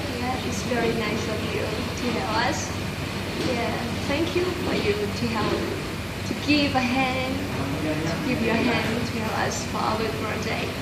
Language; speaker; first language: English; non-native, learner; Thai